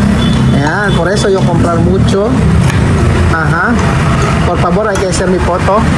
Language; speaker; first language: Spanish; non-native, learner; Filipino